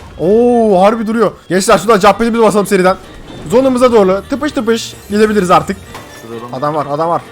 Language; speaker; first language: Turkish; native; Turkish